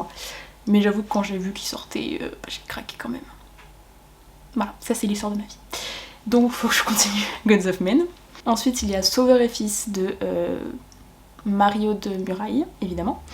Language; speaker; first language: French; native; French